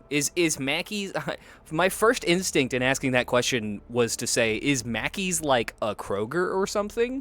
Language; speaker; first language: English; native; English